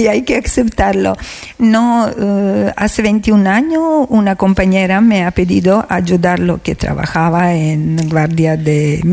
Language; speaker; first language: Spanish; non-native, learner; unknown